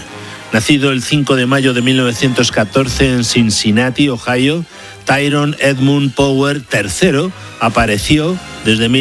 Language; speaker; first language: Spanish; native; Spanish